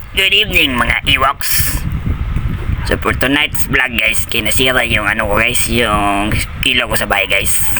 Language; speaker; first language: Filipino; non-native, local second language; Cebuano